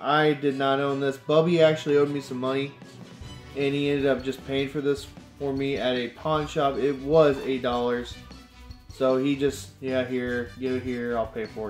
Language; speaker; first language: English; native; English